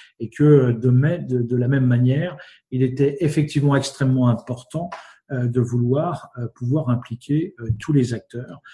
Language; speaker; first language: French; native; French